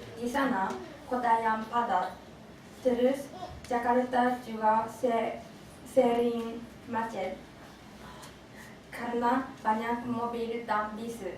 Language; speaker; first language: Indonesian; non-native, learner; Japanese